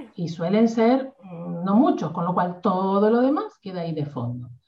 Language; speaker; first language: Spanish; native; Spanish